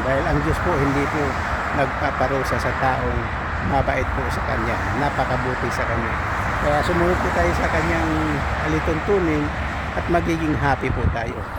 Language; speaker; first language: Filipino; non-native, local second language; Cebuano